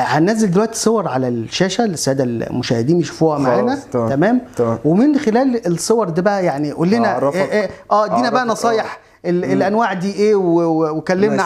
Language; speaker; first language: Arabic; native; Arabic